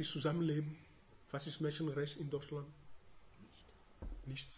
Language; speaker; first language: German; non-native, learner; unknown